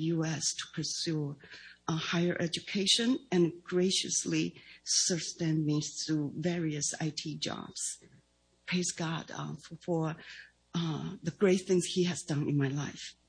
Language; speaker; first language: English; non-native, fluent; Chinese